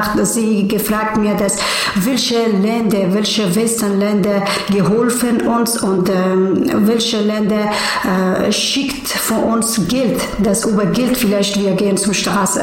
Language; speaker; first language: German; non-native, learner; Persian